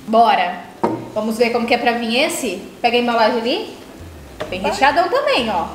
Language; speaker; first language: Portuguese; native; Portuguese